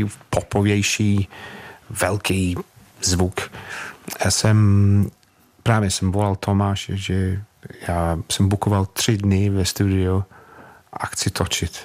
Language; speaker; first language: Czech; non-native, fluent; English